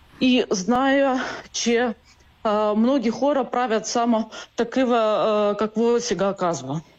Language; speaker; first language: Bulgarian; non-native, learner; Ukrainian